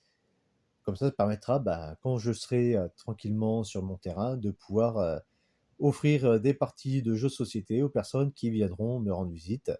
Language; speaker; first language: French; native; French